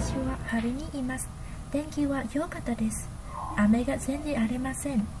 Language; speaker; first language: Japanese; non-native, learner; Vietnamese